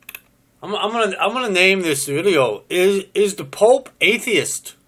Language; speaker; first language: English; native; English